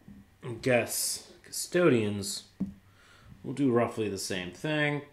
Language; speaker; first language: English; native; English